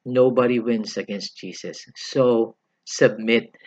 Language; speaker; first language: English; non-native, local second language; Filipino